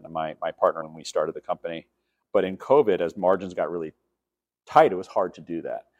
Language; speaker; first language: English; native; English